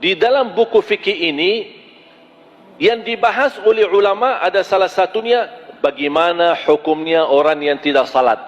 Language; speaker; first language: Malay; non-native, fluent; Arabic